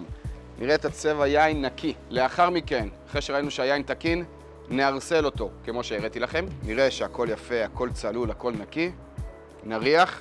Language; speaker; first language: Hebrew; native; Hebrew